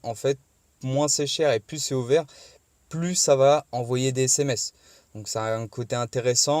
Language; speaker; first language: French; native; French